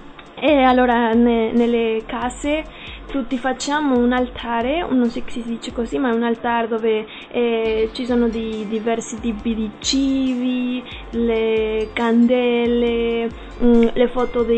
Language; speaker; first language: Italian; non-native, learner; Spanish